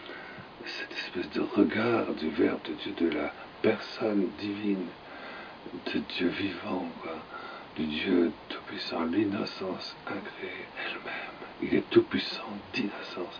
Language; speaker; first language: French; native; French